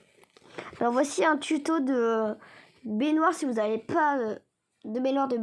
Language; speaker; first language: French; native; French